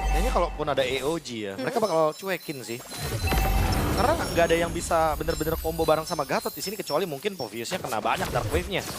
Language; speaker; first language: Indonesian; native; Indonesian